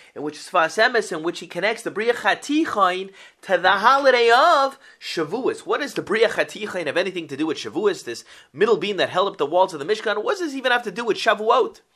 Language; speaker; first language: English; native; English